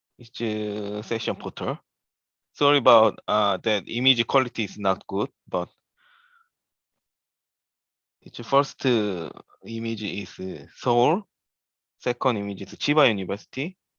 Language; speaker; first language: English; non-native, learner; Korean